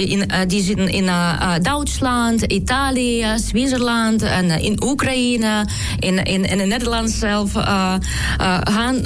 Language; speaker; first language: Dutch; non-native, learner; Ukrainian